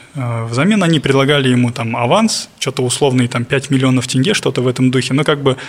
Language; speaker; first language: Russian; non-native, local second language; Kazakh